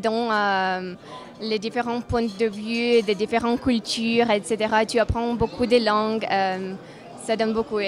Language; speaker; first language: French; non-native, fluent; Russian